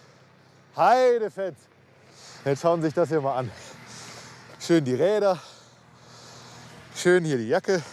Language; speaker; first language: German; native; German